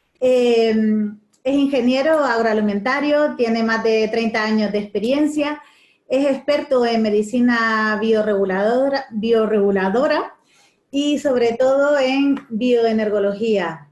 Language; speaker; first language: Spanish; native; Spanish